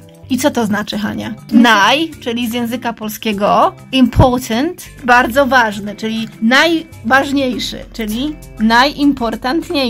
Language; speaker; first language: Polish; native; Polish